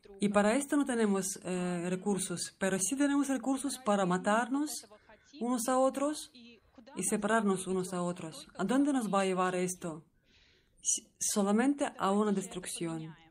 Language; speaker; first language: Spanish; non-native, learner; Russian